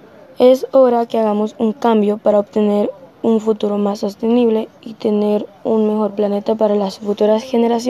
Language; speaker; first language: Spanish; native; Spanish